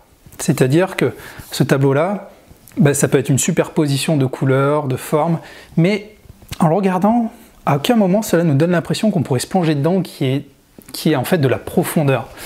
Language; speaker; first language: French; native; French